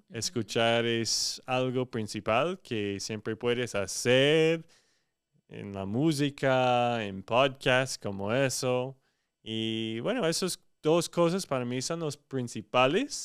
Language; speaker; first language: Spanish; non-native, fluent; English